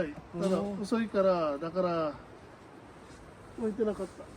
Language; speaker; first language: Japanese; non-native, learner; Filipino